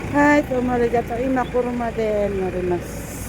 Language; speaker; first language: Japanese; non-native, learner; Filipino